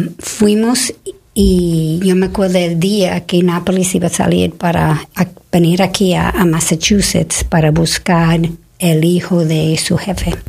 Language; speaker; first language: Spanish; non-native, fluent; English